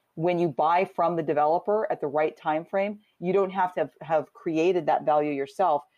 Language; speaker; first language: English; native; English